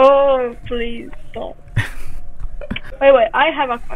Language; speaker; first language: English; non-native, fluent; Italian